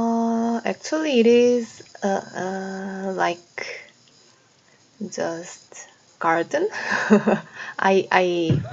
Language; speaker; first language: English; non-native, learner; Korean